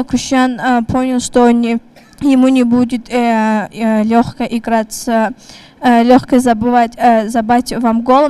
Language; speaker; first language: Russian; non-native, local second language; Tajik